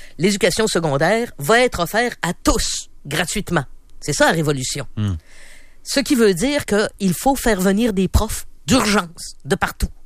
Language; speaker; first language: French; native; French